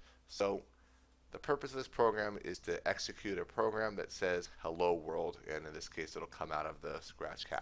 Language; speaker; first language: English; native; English